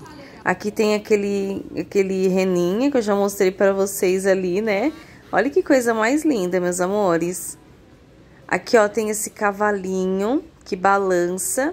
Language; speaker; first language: Portuguese; native; Portuguese